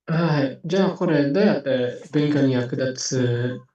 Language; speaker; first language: Japanese; non-native, fluent; Indonesian